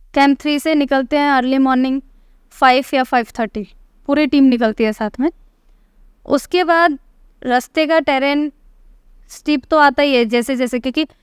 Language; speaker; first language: Hindi; native; Hindi